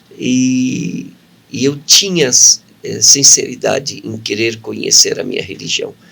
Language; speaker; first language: Portuguese; early bilingual, other home language; Arabic